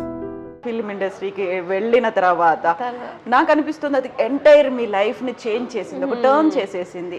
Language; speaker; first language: Telugu; native; Telugu